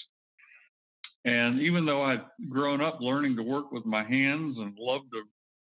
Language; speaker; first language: English; native; English